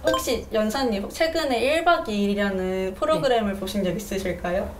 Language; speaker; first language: Korean; native; Korean